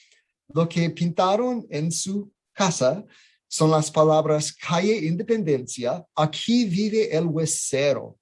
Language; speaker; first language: Spanish; non-native, fluent; English